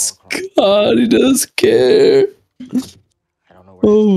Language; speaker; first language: English; native; English